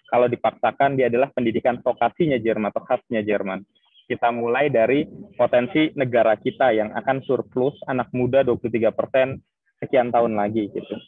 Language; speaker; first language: Indonesian; native; Indonesian